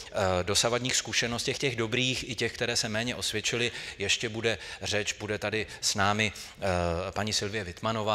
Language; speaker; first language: Czech; native; Czech